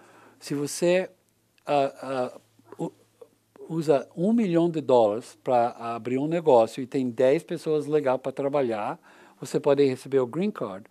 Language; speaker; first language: Portuguese; non-native, learner; English